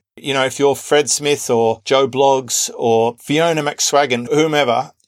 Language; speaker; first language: English; native; English